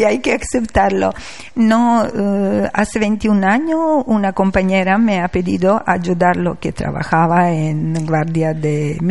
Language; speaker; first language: Spanish; non-native, learner; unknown